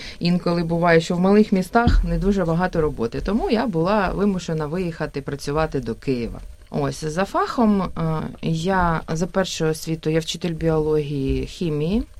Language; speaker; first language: Ukrainian; native; Ukrainian